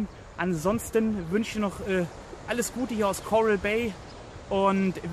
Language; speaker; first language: German; native; German